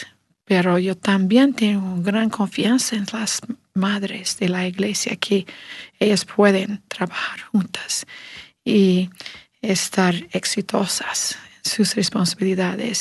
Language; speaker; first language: Spanish; non-native, learner; English